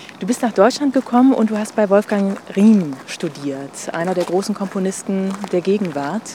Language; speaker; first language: German; native; German